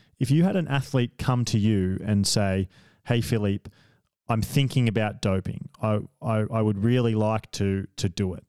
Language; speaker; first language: English; native; English